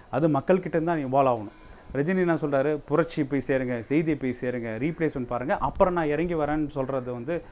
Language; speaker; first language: Tamil; native; Tamil